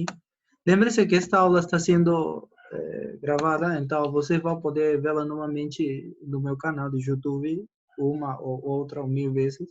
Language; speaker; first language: Portuguese; non-native, fluent; Spanish